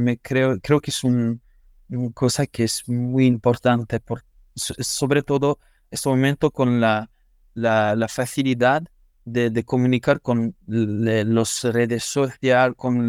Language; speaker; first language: Spanish; non-native, learner; French